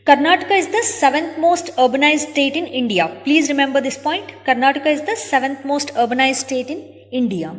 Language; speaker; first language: English; non-native, local second language; Kannada